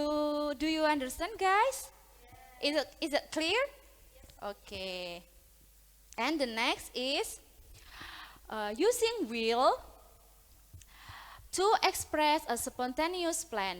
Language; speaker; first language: English; non-native, learner; Indonesian